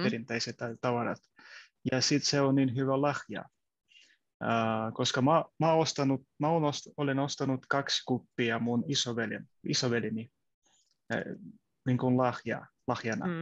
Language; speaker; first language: Finnish; non-native, learner; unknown